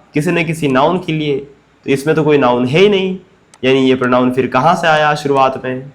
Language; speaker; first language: Hindi; native; Hindi